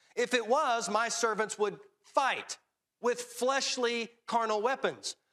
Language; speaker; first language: English; native; English